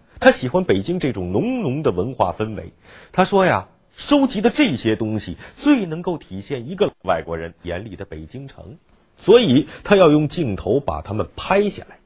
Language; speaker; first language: Chinese; native; Chinese